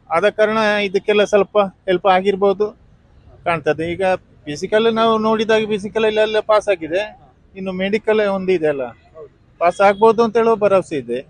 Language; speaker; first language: Kannada; native; Kannada